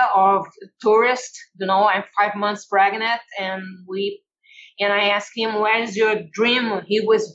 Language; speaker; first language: English; non-native, fluent; Portuguese